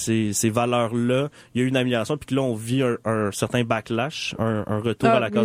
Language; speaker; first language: French; native; French